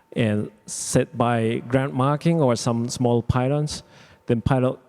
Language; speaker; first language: English; non-native, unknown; Japanese